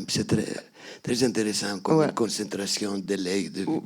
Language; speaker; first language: French; non-native, fluent; Greek